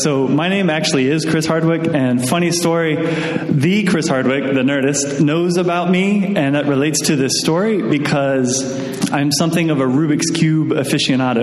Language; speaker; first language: English; native; English